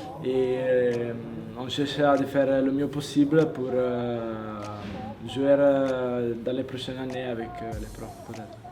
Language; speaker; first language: French; non-native, learner; Italian